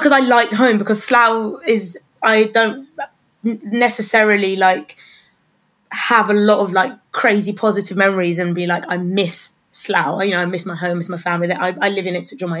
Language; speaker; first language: English; native; English